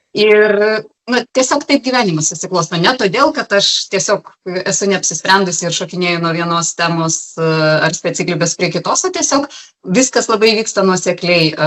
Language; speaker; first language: Lithuanian; non-native, local second language; Polish